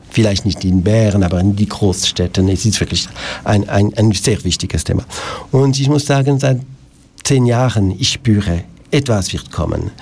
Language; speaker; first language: German; non-native, local second language; French